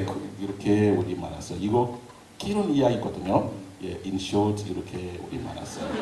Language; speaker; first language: Korean; non-native, learner; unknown